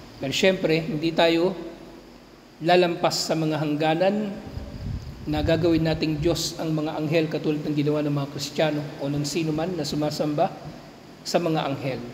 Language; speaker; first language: Filipino; native; Filipino